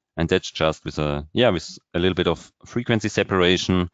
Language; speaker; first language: English; non-native, fluent; German